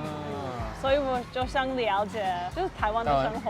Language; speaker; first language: Chinese; non-native, fluent; English